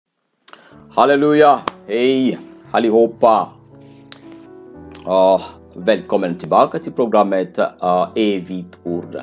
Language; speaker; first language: Swedish; non-native, fluent; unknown